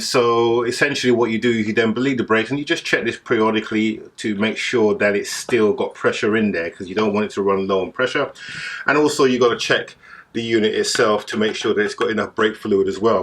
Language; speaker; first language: English; native; English